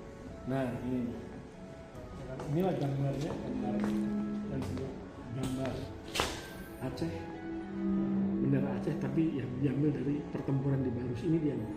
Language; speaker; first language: Indonesian; native; Indonesian